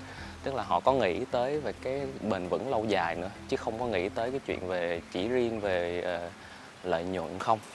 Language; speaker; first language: Vietnamese; native; Vietnamese